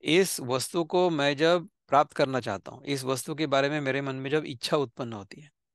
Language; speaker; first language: Hindi; non-native, local second language; Marathi